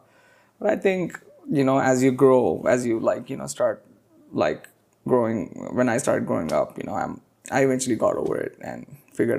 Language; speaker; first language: English; non-native, local second language; Telugu